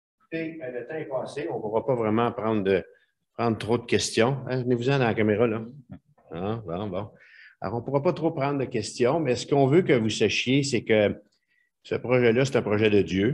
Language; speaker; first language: French; native; French